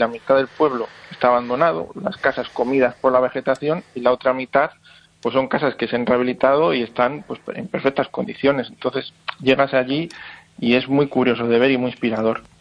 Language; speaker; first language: Spanish; native; Spanish